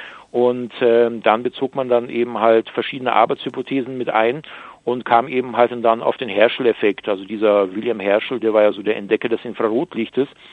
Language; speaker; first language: German; native; German